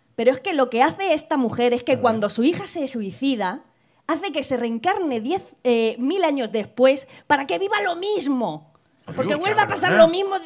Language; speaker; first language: Spanish; native; Spanish